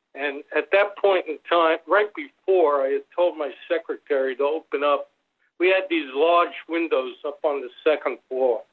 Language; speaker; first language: English; native; English